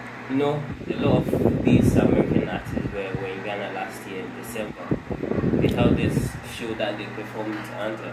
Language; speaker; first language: English; non-native, local second language; Akan